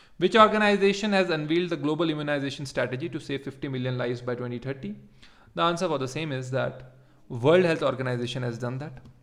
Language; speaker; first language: English; non-native, local second language; Hindi